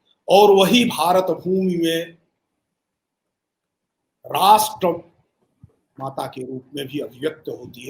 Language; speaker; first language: Hindi; native; Hindi